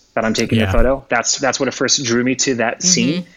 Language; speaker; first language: English; native; English